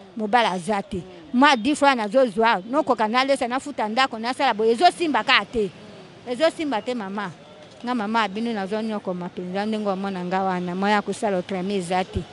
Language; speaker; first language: Lingala; non-native, local second language; Kongo